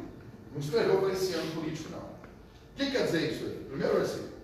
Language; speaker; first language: Portuguese; native; Portuguese